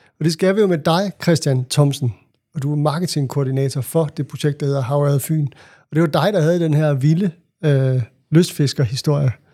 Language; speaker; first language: Danish; native; Danish